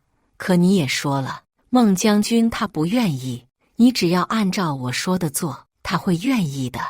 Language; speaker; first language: Chinese; native; Chinese